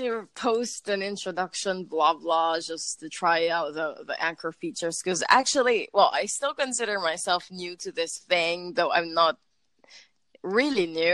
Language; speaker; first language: English; non-native, local second language; Filipino